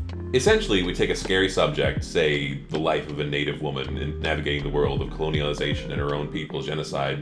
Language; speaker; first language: English; native; English